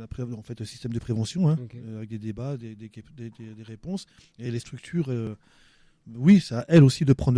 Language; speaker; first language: French; native; French